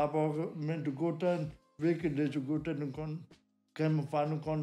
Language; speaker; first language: German; non-native, learner; Polish